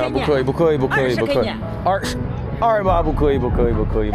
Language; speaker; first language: Chinese; non-native, learner; English